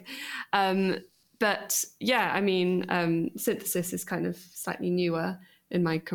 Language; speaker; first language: English; native; English